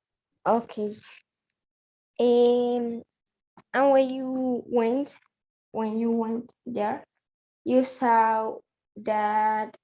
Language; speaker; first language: English; non-native, learner; Spanish